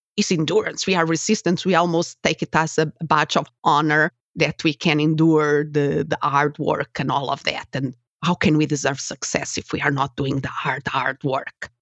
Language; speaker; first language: English; non-native, fluent; Portuguese